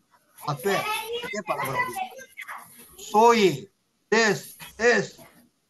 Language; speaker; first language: Spanish; non-native, learner; Korean